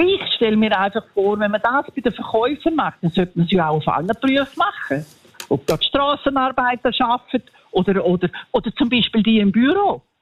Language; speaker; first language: German; native; German